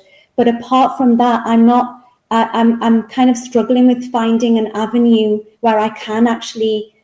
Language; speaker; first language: English; native; English